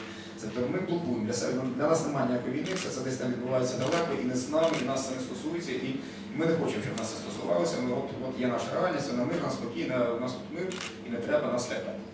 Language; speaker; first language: Ukrainian; native; Ukrainian